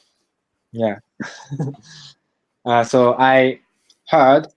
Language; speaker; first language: English; non-native, learner; Japanese